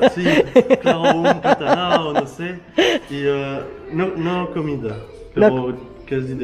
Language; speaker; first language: Spanish; non-native, learner; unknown